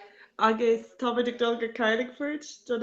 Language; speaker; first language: Irish; non-native, local second language; English